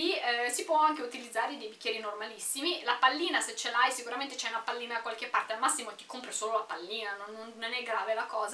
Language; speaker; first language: Italian; native; Italian